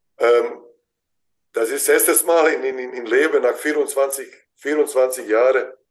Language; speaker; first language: German; non-native, fluent; Bosnian